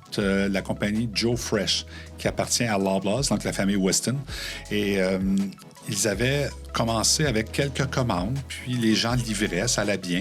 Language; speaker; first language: French; native; French